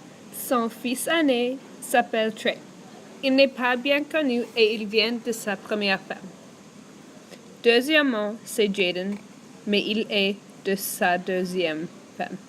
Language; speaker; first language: French; non-native, local second language; English